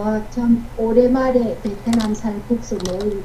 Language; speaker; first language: Korean; non-native, learner; Vietnamese